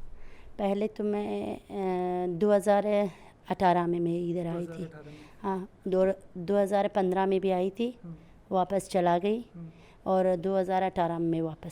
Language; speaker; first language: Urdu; non-native, learner; Persian